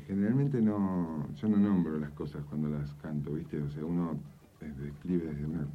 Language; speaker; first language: Spanish; native; Spanish